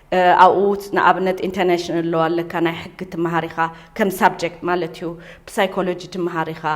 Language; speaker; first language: Tigrinya; early bilingual, heritage; Tigrinya